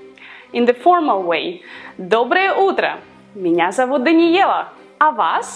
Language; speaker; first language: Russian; non-native, fluent; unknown